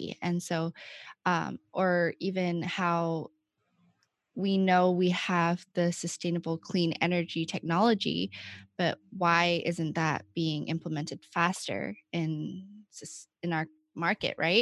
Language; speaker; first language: English; non-native, local second language; Cantonese